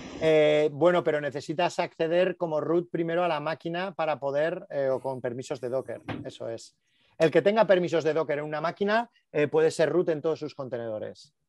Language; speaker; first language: Spanish; native; Spanish